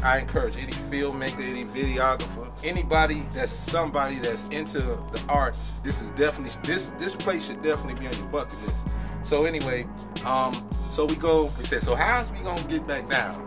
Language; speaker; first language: English; native; English